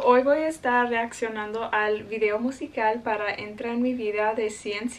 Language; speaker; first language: Spanish; early bilingual, heritage; Spanish